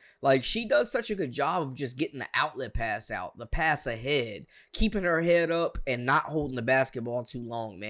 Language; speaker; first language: English; native; English